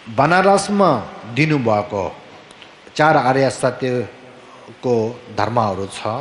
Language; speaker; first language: Nepali; non-native, fluent; Tibetan